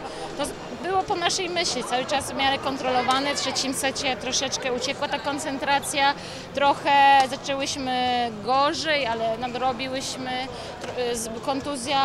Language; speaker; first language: Polish; native; Polish